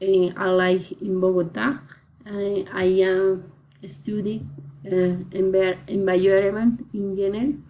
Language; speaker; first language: English; non-native, learner; Spanish